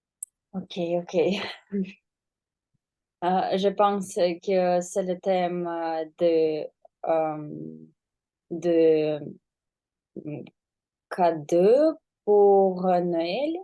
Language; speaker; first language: French; non-native, learner; Russian